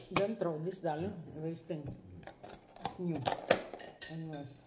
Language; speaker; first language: English; non-native, learner; Filipino